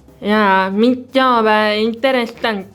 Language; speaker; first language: Swedish; non-native, learner; Estonian